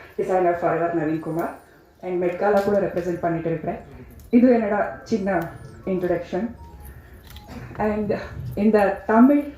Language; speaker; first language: Tamil; non-native, learner; Kannada